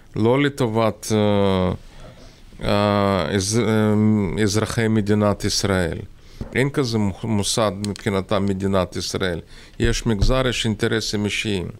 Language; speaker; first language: Hebrew; non-native, fluent; Russian